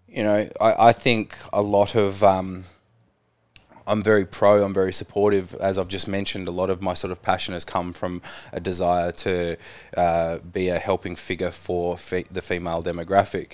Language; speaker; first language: English; native; English